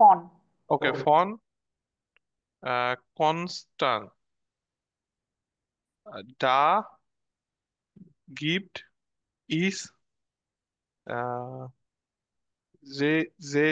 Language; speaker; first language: German; non-native, learner; Bangla